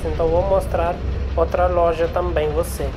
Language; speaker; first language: Portuguese; non-native, learner; Hindi